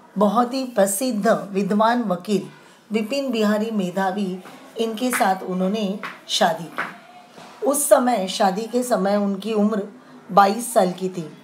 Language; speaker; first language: Hindi; non-native, local second language; Marathi